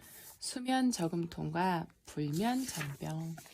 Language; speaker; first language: Korean; native; Korean